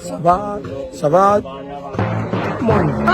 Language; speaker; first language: French; non-native, local second language; Malagasy